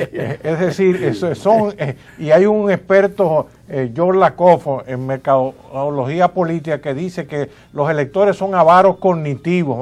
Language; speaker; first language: Spanish; native; Spanish